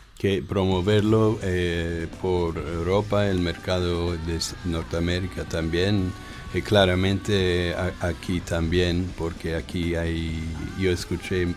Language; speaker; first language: Spanish; non-native, fluent; English